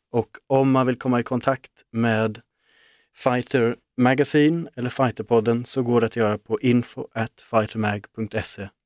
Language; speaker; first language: Swedish; native; Swedish